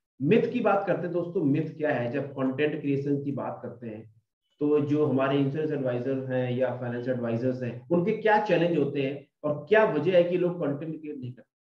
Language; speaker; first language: Hindi; native; Hindi